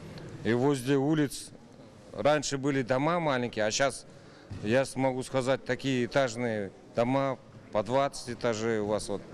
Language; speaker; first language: Russian; non-native, local second language; Kazakh